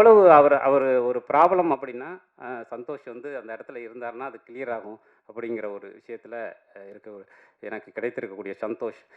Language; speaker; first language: Tamil; native; Tamil